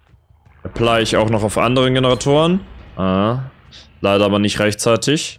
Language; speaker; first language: German; native; German